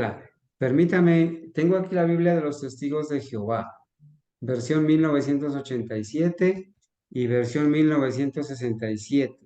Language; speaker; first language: Spanish; native; Spanish